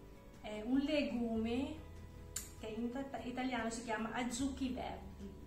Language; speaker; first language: Italian; non-native, learner; Filipino